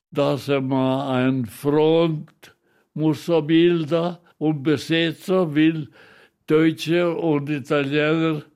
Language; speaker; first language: German; non-native, local second language; Italian